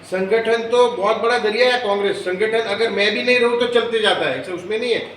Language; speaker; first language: Hindi; non-native, local second language; Gujarati